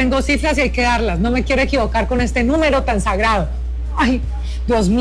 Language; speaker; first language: Spanish; native; Spanish